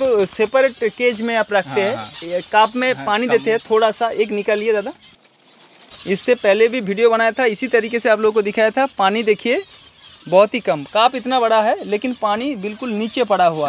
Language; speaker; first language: Hindi; non-native, local second language; Bangla